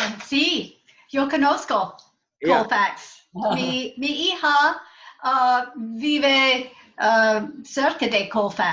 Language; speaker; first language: Spanish; non-native, learner; English